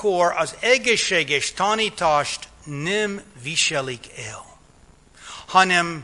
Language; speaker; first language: Hungarian; non-native, fluent; English